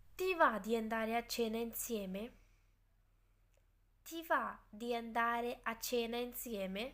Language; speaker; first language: Italian; non-native, fluent; Urdu